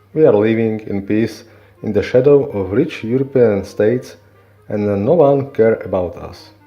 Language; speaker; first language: English; non-native, learner; Slovak